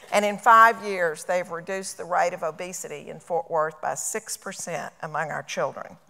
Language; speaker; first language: English; native; English